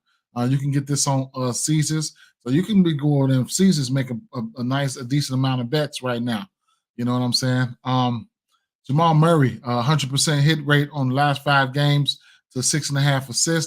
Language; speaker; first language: English; native; English